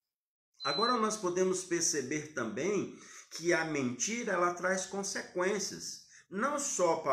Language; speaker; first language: Portuguese; native; Portuguese